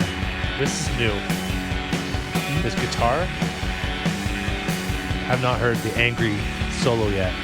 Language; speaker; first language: English; native; English